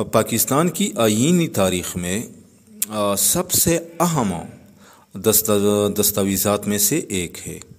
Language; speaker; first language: Urdu; native; Urdu